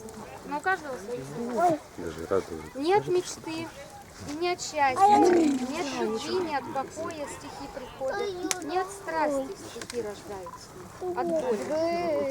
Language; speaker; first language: Russian; native; Russian